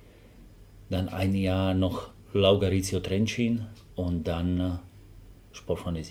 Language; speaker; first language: German; non-native, fluent; Slovak